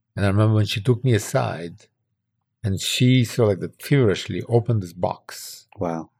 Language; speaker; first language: English; early bilingual, other home language; Russian